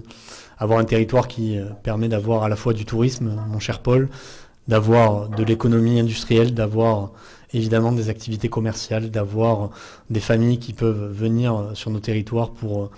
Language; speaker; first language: French; native; French